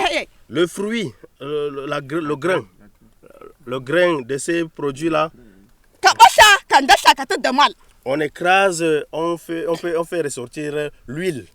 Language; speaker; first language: French; non-native, local second language; Fula